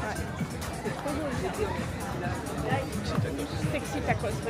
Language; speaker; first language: French; native; French